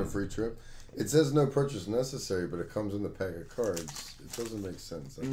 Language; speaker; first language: English; native; English